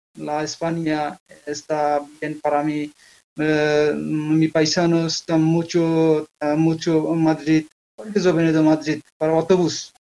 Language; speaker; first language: Spanish; non-native, learner; Bangla